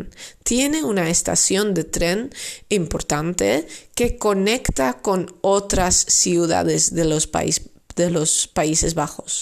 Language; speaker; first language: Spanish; non-native, fluent; Dutch